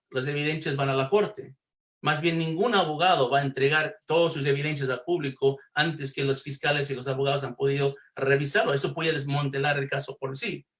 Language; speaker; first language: Spanish; early bilingual, heritage; Spanish